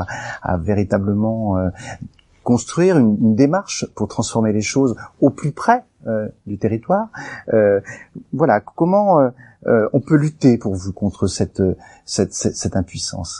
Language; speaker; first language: French; native; French